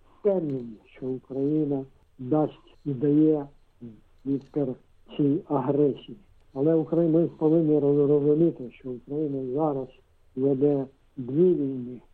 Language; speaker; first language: Ukrainian; non-native, local second language; Russian